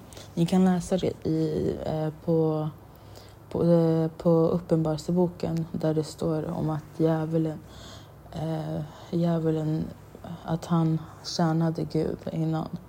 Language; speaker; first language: Swedish; non-native, local second language; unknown